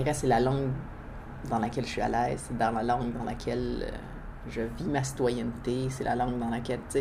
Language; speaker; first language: French; early bilingual, other home language; Spanish